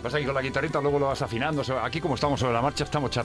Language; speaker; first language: Spanish; native; Spanish